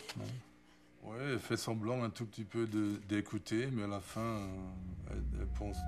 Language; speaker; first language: French; non-native, fluent; German